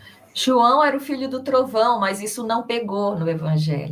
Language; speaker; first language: Portuguese; native; Portuguese